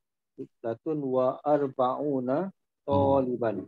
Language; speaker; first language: Arabic; non-native, learner; Malay